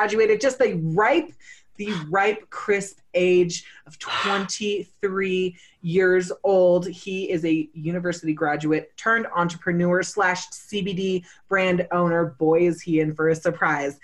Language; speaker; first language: English; native; English